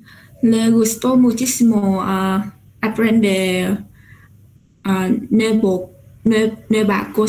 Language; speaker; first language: Spanish; non-native, learner; Vietnamese